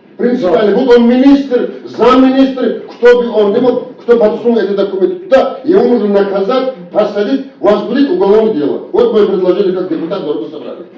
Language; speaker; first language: Russian; non-native, local second language; Avaric